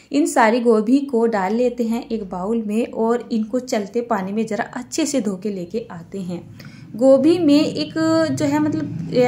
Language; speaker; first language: Hindi; native; Hindi